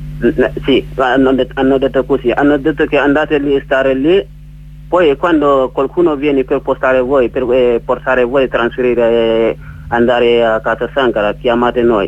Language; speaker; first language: Italian; non-native, learner; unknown